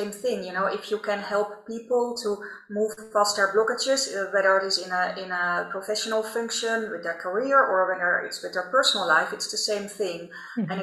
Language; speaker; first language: English; non-native, fluent; Dutch